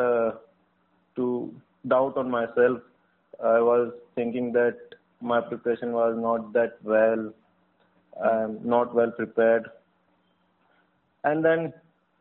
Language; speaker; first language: English; non-native, local second language; Hindi